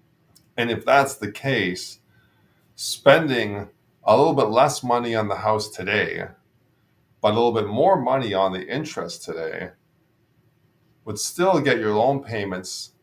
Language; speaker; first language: English; native; English